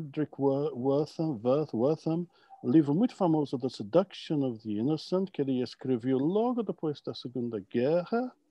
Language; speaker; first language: Portuguese; non-native, fluent; English